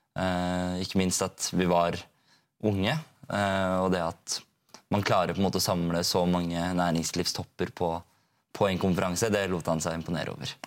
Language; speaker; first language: Norwegian; native; Norwegian